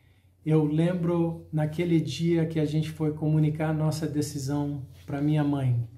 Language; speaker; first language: Portuguese; early bilingual, other home language; English